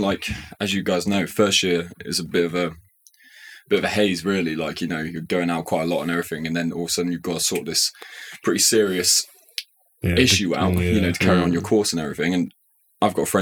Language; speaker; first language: English; native; English